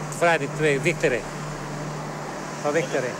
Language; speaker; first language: Dutch; non-native, learner; Polish